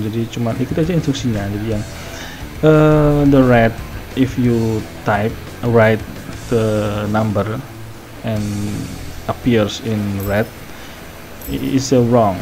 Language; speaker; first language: English; non-native, learner; Indonesian